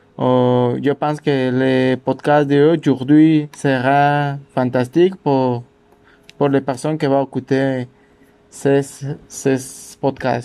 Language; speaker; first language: French; non-native, learner; Spanish